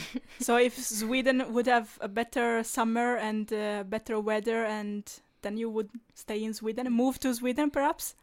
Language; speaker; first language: English; non-native, fluent; Italian